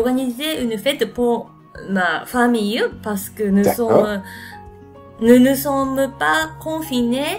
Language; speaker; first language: French; non-native, learner; Japanese